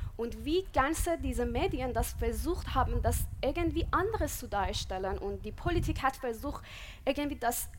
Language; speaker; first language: German; non-native, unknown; Persian